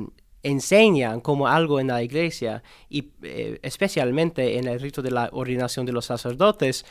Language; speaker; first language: Spanish; non-native, learner; English